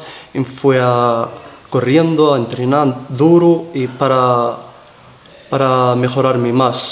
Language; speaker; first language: Spanish; non-native, learner; Arabic